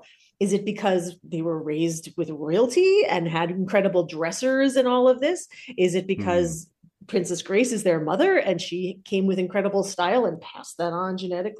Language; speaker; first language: English; native; English